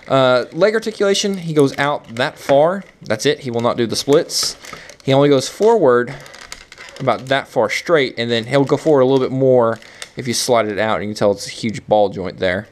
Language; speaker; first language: English; native; English